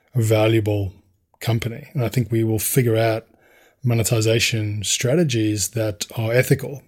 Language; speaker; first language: English; native; English